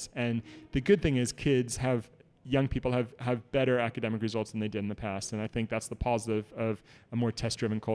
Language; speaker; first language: English; native; English